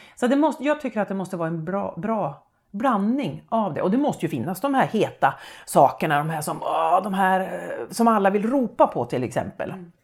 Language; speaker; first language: Swedish; native; Swedish